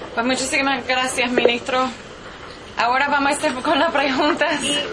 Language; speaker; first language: Spanish; non-native, fluent; English